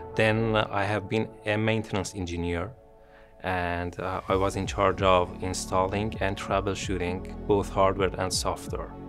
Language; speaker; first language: English; non-native, fluent; Persian